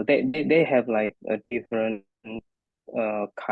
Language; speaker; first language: English; non-native, fluent; Indonesian